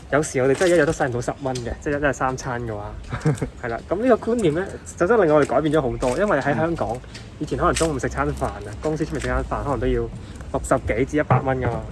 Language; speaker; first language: Cantonese; native; Cantonese